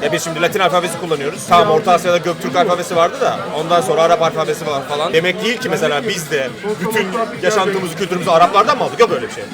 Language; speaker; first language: Turkish; native; Turkish